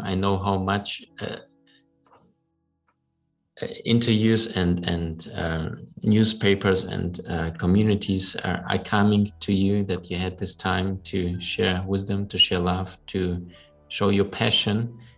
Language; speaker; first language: English; non-native, fluent; German